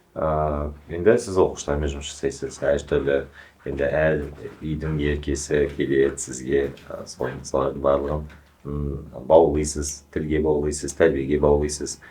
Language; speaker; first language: Kazakh; native; Kazakh